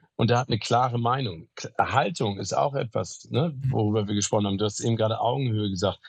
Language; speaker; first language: German; native; German